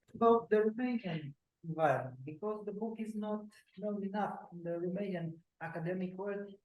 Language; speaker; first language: English; non-native, fluent; Romanian